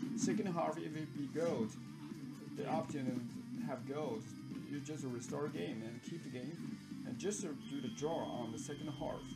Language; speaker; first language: English; non-native, learner; Japanese